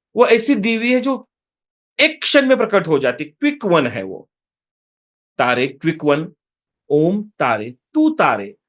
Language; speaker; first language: Hindi; non-native, local second language; Marathi